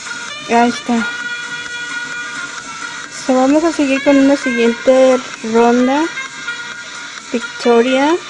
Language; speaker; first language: Spanish; early bilingual, heritage; Spanish